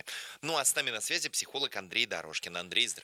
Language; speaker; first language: Russian; native; Russian